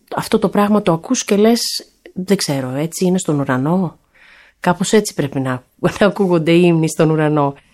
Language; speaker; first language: Greek; early bilingual, heritage; Greek